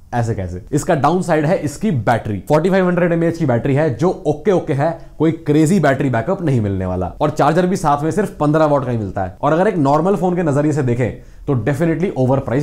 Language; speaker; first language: Hindi; native; Hindi